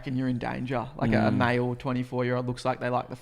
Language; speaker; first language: English; native; English